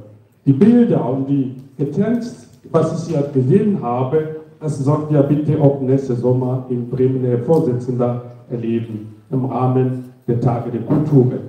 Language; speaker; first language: German; non-native, fluent; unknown